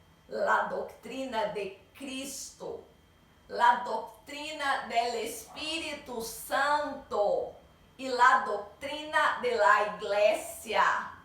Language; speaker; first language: Spanish; non-native, learner; Portuguese